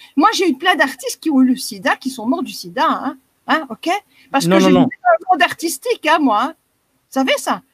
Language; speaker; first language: French; native; French